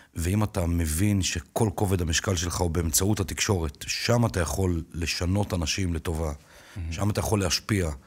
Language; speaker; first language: Hebrew; native; Hebrew